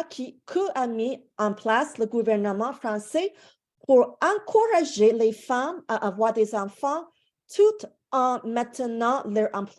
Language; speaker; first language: French; non-native, fluent; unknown